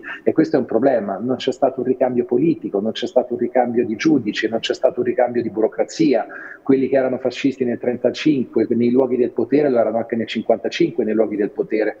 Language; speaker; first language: Italian; native; Italian